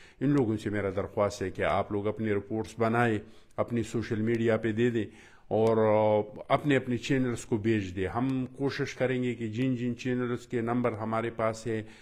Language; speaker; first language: Urdu; non-native, local second language; Pashto